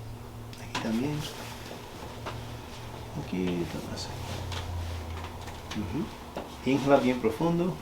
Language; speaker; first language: Spanish; early bilingual, heritage; Spanish